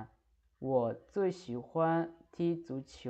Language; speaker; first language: Chinese; non-native, fluent; Lao